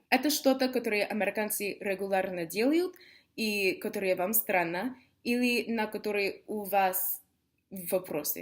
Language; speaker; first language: Russian; non-native, fluent; English